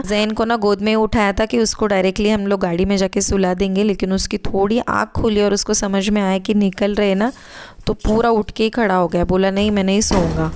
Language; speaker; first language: Hindi; native; Hindi